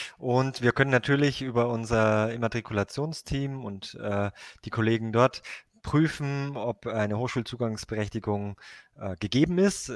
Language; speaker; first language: German; native; German